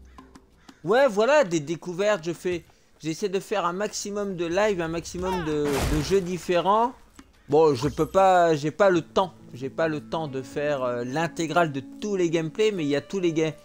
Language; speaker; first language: French; native; French